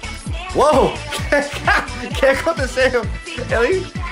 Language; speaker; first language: Portuguese; non-native, fluent; English